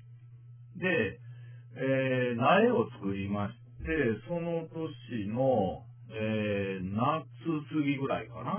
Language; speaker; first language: Japanese; native; Japanese